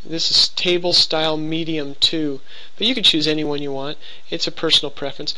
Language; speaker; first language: English; native; English